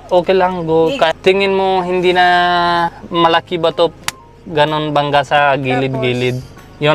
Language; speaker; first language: Filipino; non-native, learner; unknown